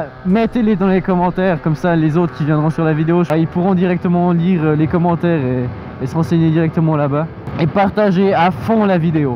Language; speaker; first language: French; native; French